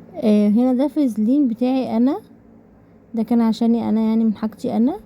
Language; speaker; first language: Arabic; native; Arabic